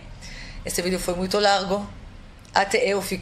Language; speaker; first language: Portuguese; non-native, fluent; Hebrew